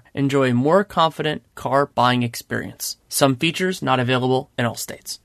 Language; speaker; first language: English; native; English